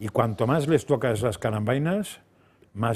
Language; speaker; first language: Spanish; native; Spanish